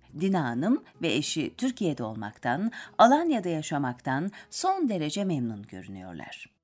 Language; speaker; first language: Turkish; native; Turkish